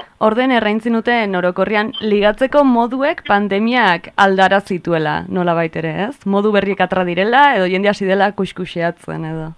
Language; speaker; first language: Basque; native; Basque